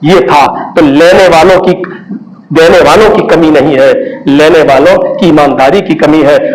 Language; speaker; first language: Urdu; native; Urdu